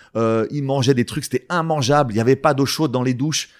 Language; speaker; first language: French; native; French